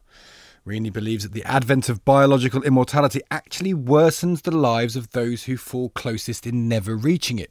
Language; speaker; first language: English; native; English